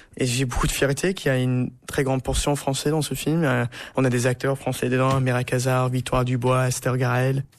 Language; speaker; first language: French; early bilingual, heritage; English